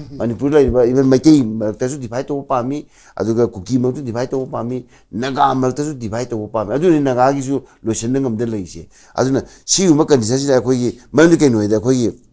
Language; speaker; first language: Manipuri; non-native, local second language; Thado Chin